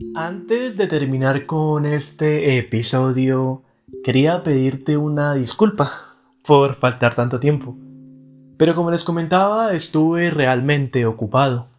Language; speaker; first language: Spanish; native; Spanish